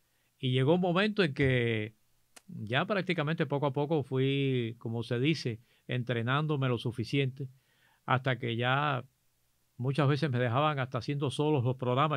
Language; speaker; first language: Spanish; native; Spanish